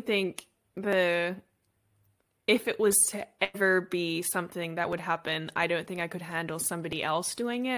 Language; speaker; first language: English; native; English